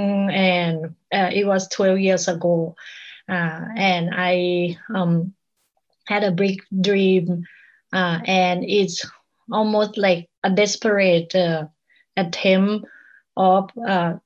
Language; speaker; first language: English; non-native, learner; Thai